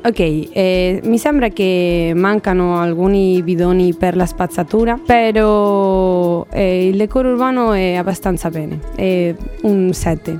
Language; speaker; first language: Italian; non-native, learner; Spanish